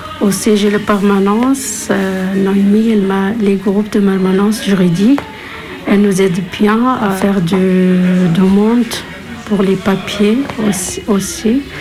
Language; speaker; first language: French; non-native, learner; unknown